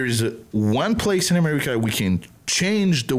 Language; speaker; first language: English; non-native, learner; French